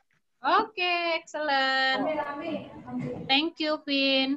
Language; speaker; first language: English; non-native, fluent; Indonesian